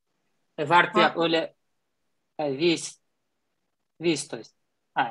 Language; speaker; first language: Finnish; non-native, learner; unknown